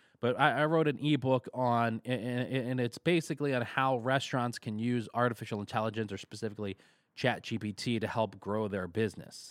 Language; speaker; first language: English; native; English